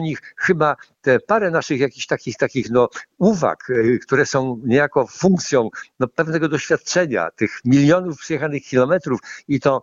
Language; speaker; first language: Polish; native; Polish